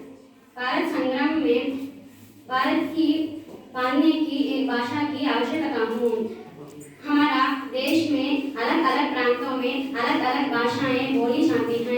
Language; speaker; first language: Hindi; non-native, local second language; Telugu